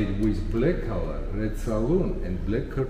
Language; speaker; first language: English; non-native, learner; Georgian